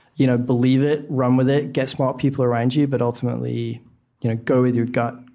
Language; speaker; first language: English; native; English